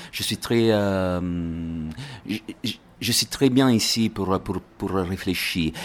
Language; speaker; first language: French; non-native, learner; Italian